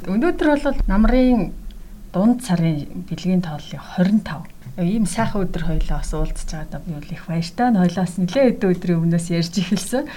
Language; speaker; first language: Mongolian; native; Mongolian